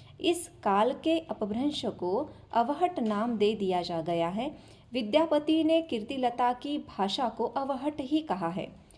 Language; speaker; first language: Hindi; non-native, local second language; Marathi